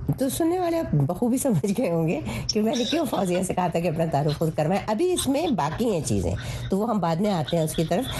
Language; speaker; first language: Urdu; native; Urdu